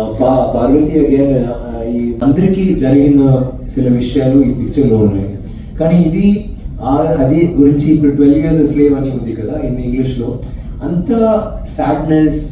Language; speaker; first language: Telugu; non-native, learner; Tamil